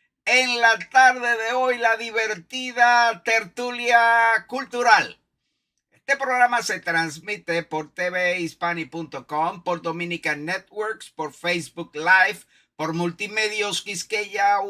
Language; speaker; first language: Spanish; native; Spanish